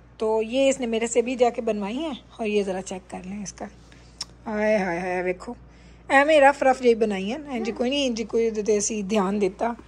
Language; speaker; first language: Urdu; native; Urdu